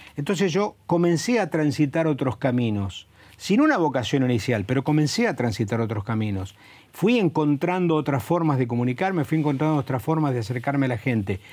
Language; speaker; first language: Spanish; native; Spanish